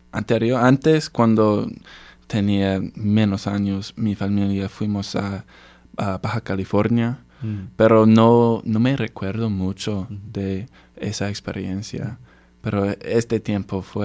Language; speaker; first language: Spanish; non-native, learner; English